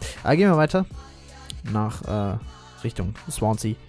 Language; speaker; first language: German; native; German